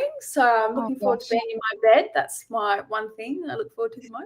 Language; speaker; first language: English; native; English